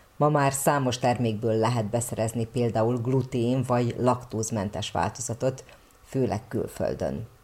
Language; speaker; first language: Hungarian; native; Hungarian